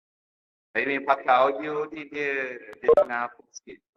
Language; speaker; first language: Malay; native; Malay